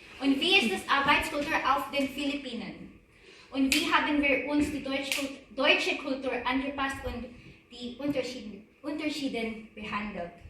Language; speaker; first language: German; non-native, learner; Filipino